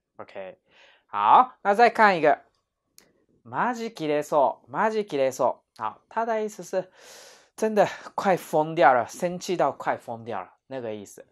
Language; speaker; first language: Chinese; non-native, fluent; Japanese